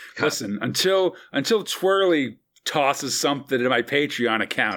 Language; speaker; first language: English; native; English